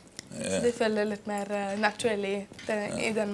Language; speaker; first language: Norwegian; non-native, fluent; English